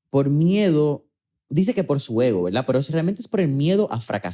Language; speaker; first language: Spanish; native; Spanish